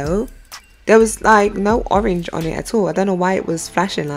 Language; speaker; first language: English; native; English